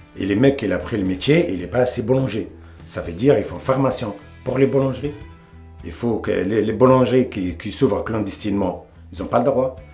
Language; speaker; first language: French; non-native, local second language; Arabic